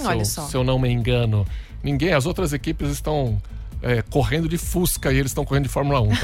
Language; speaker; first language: Portuguese; native; Portuguese